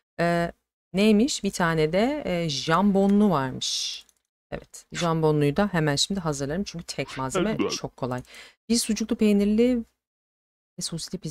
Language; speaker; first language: Turkish; native; Turkish